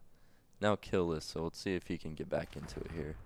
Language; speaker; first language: English; native; English